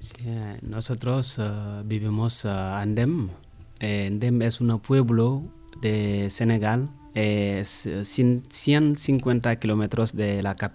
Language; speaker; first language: Spanish; non-native, learner; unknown